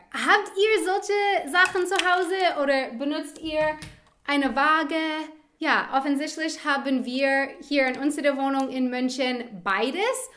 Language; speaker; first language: German; non-native, fluent; English